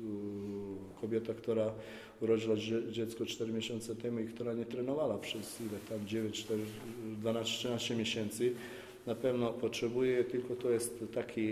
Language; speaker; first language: Polish; non-native, fluent; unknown